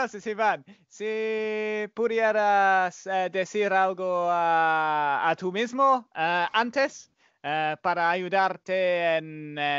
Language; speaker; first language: Spanish; non-native, fluent; English